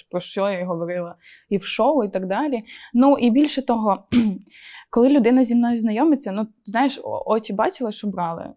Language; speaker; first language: Ukrainian; native; Ukrainian